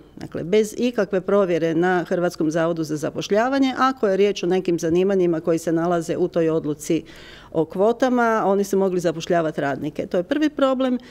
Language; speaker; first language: Croatian; native; Croatian